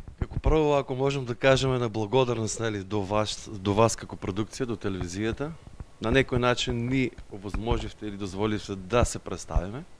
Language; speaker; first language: Macedonian; native; Macedonian